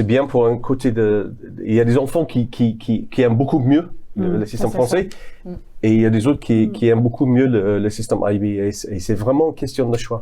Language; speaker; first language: French; non-native, fluent; English